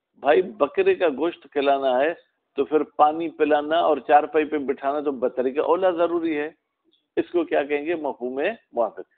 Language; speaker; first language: Urdu; non-native, local second language; Sindhi